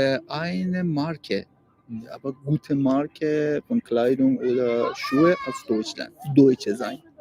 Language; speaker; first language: German; non-native, learner; Persian